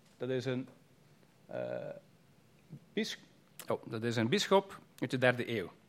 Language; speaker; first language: Dutch; native; Dutch